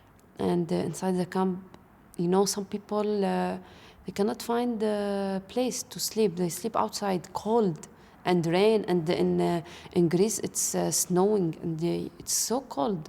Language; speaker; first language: English; non-native, learner; Arabic